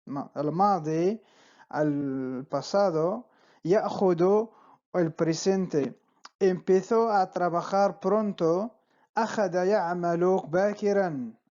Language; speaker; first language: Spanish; non-native, fluent; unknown